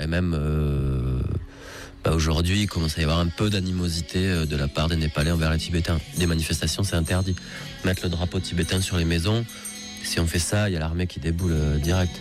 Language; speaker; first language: French; native; French